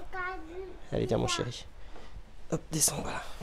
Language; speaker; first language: French; native; French